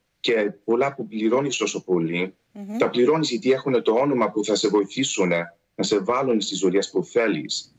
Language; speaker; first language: Greek; early bilingual, heritage; Greek